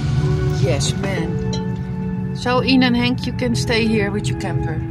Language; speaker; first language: English; non-native, fluent; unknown